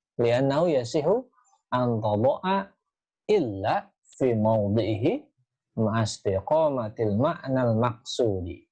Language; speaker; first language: Arabic; non-native, fluent; Indonesian